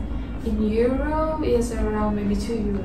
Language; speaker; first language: English; non-native, fluent; Indonesian